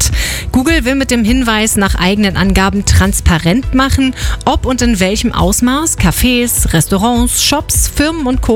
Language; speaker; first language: German; native; German